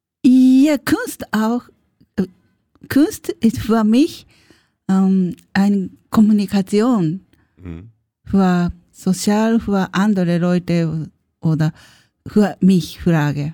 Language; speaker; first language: German; non-native, learner; Japanese